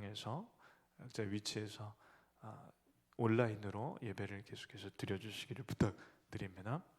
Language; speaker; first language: Korean; native; Korean